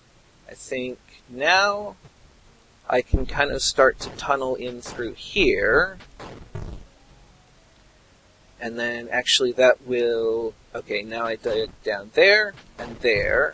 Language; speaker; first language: English; native; English